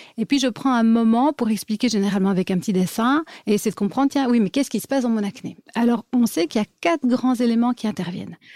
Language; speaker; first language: French; native; French